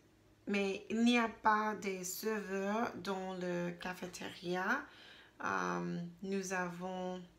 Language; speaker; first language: French; non-native, learner; English